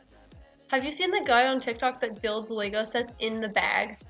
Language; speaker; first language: English; native; English